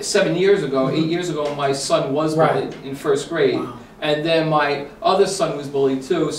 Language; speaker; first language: English; native; English